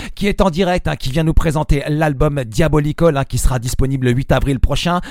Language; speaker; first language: French; native; French